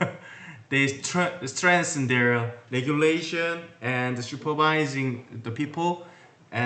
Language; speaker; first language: English; non-native, learner; Korean